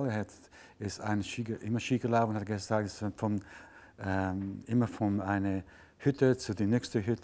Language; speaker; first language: German; non-native, learner; Italian